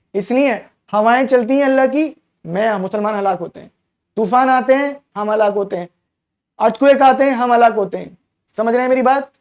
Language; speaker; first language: Urdu; native; Urdu